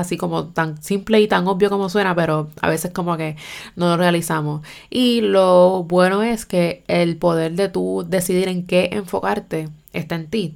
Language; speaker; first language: Spanish; native; Spanish